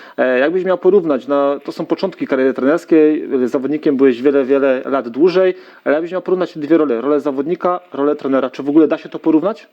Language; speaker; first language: Polish; native; Polish